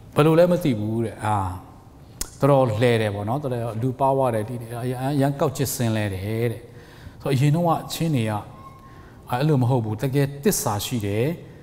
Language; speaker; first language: Burmese; non-native, local second language; Tedim Chin